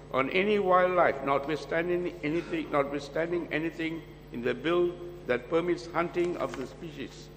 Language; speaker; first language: English; non-native, local second language; Malay